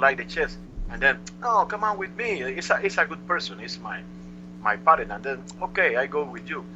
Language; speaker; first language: English; non-native, learner; Spanish